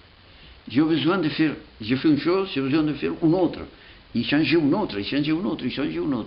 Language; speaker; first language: French; non-native, fluent; Catalan